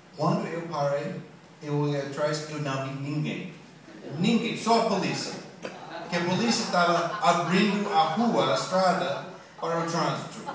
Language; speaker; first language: Portuguese; non-native, learner; English